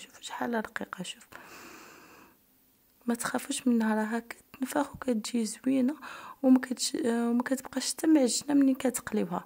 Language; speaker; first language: Arabic; native; Arabic